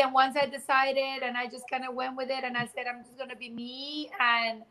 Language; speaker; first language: English; non-native, fluent; Spanish